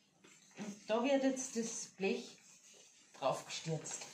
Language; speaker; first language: German; native; German